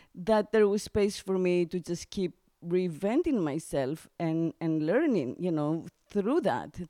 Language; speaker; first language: English; non-native, fluent; Greek